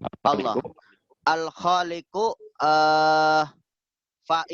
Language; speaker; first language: Arabic; non-native, learner; Indonesian